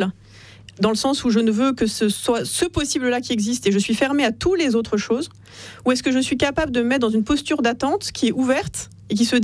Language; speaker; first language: French; native; French